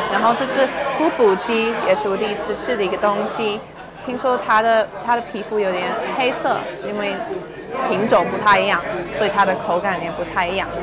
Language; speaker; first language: Chinese; early bilingual, heritage; Chinese